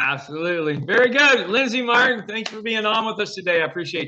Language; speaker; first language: English; native; English